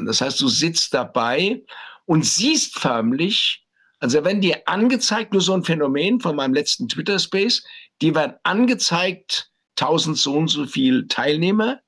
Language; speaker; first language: German; native; German